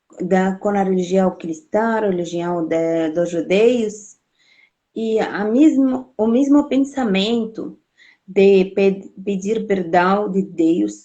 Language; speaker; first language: Portuguese; non-native, fluent; Arabic